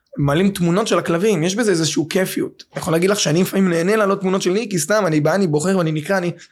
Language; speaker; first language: Hebrew; native; Hebrew